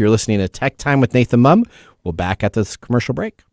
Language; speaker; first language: English; native; English